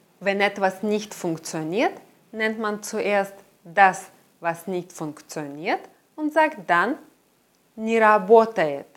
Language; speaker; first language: German; non-native, fluent; Russian